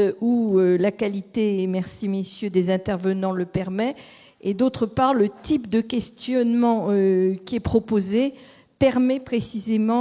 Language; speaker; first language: French; native; French